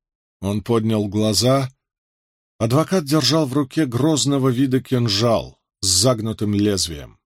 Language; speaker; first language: Russian; native; Russian